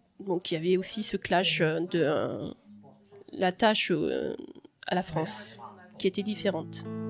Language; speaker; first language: French; early bilingual, other home language; Portuguese